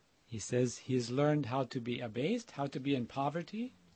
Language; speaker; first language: English; native; English